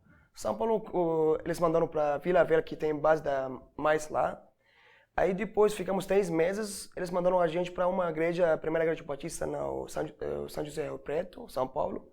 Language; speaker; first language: Portuguese; non-native, learner; Arabic